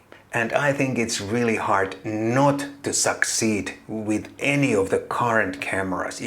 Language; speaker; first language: English; non-native, fluent; Finnish